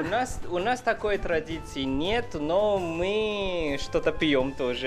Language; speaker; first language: Russian; non-native, fluent; Chinese